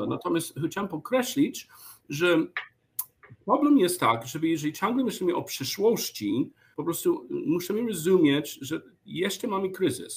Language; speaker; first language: Polish; non-native, learner; English